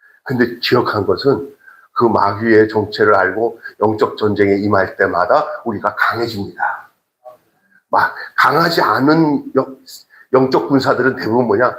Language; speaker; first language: Korean; native; Korean